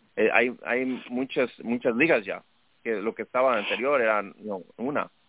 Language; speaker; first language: Spanish; early bilingual, heritage; Spanish